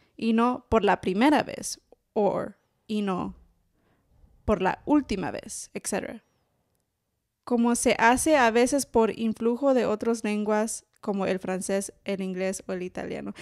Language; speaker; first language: Spanish; early bilingual, heritage; Spanish